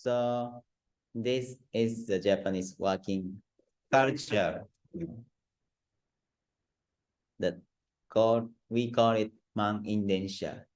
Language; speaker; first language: English; non-native, learner; Japanese